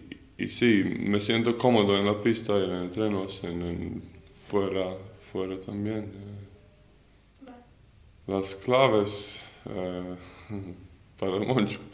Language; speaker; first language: Spanish; non-native, learner; Latvian